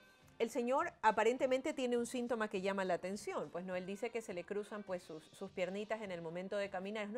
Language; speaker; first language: Spanish; native; Spanish